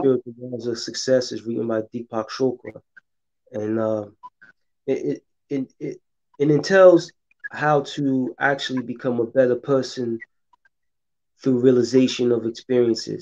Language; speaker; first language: English; native; English